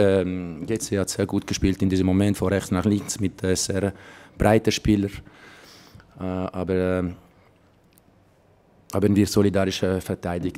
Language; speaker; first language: German; non-native, local second language; Italian